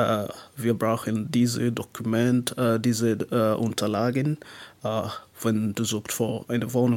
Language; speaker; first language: German; non-native, learner; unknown